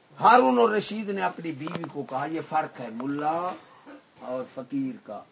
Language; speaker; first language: Urdu; non-native, local second language; Punjabi